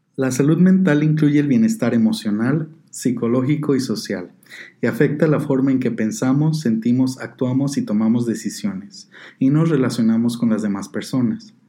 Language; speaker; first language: Spanish; native; Spanish